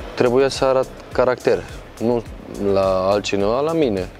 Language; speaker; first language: Romanian; non-native, fluent; Croatian